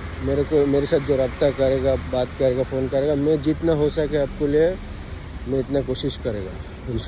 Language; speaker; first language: Hindi; non-native, learner; Bangla